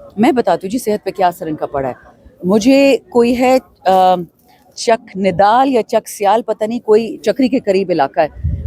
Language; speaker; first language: Urdu; non-native, local second language; Pashto